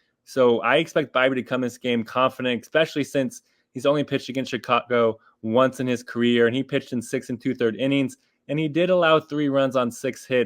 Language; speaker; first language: English; native; English